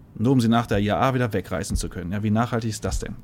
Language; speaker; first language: German; native; German